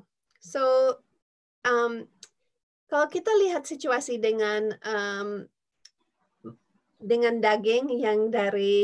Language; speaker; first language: Indonesian; non-native, fluent; English